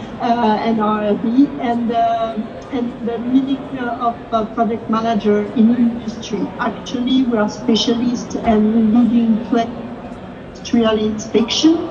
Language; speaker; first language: English; non-native, learner; French